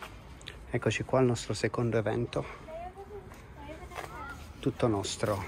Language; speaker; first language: Italian; native; Italian